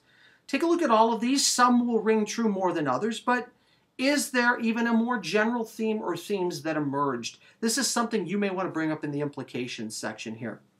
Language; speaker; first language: English; native; English